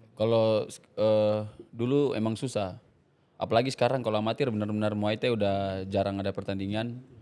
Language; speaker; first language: Indonesian; native; Indonesian